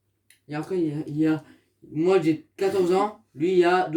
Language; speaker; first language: French; native; French